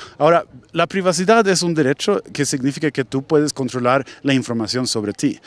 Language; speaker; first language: Spanish; non-native, fluent; Swedish